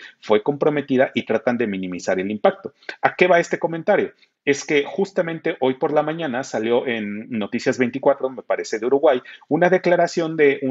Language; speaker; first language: Spanish; native; Spanish